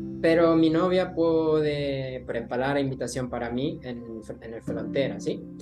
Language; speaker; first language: Spanish; non-native, learner; Japanese